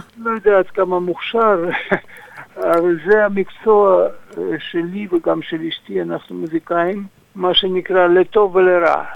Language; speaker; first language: Hebrew; non-native, fluent; Russian